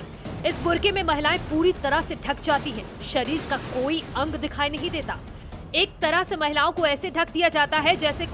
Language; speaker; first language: Hindi; native; Hindi